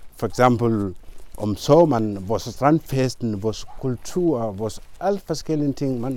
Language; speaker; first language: Danish; non-native, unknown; Mandingo